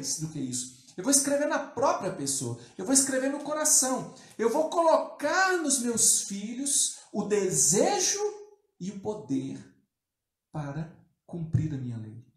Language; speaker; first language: Portuguese; native; Portuguese